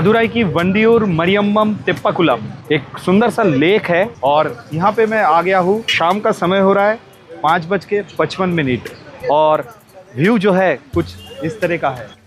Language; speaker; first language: Hindi; non-native, local second language; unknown